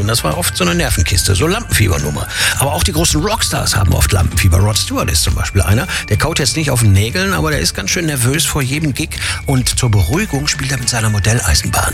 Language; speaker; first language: German; native; German